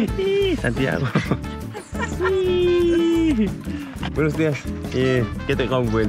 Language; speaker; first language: Spanish; non-native, learner; Korean